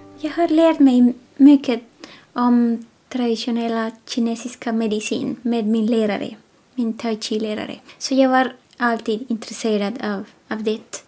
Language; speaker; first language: Swedish; non-native, fluent; Spanish